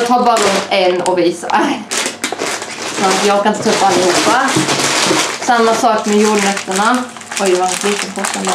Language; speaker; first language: Swedish; native; Swedish